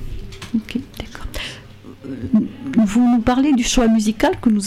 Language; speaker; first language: French; native; French